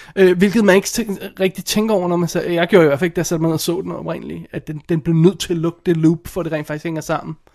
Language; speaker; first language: Danish; native; Danish